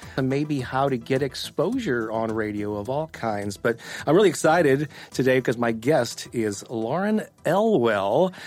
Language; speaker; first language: English; native; English